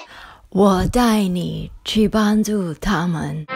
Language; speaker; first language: Chinese; non-native, learner; English